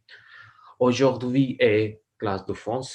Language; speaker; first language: French; non-native, fluent; Urdu